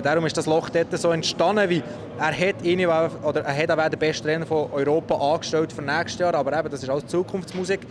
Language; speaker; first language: German; native; German